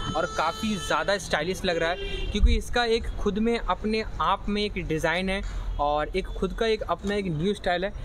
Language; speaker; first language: Hindi; native; Hindi